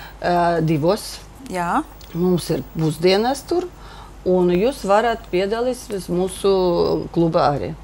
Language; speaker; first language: Latvian; non-native, local second language; Russian